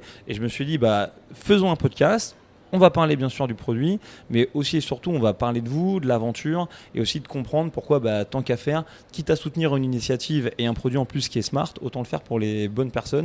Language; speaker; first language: French; native; French